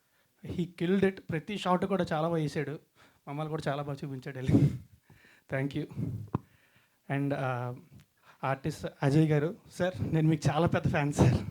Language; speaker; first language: Telugu; native; Telugu